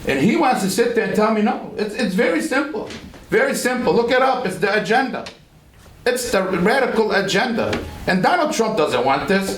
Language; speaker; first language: English; non-native, fluent; Arabic